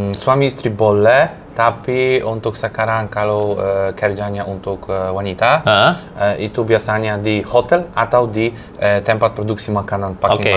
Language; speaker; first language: Indonesian; non-native, fluent; Polish